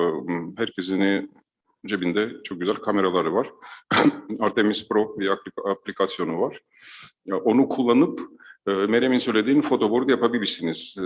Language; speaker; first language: Turkish; non-native, fluent; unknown